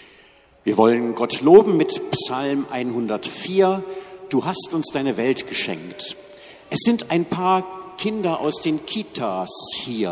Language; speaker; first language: German; native; German